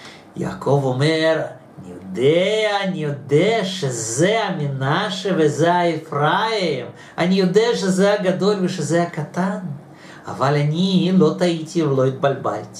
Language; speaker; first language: Hebrew; non-native, fluent; Russian